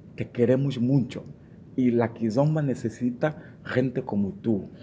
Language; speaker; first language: Spanish; non-native, fluent; Portuguese